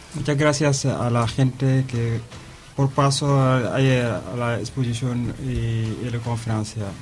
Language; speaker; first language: Spanish; non-native, learner; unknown